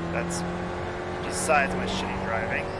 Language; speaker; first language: English; native; English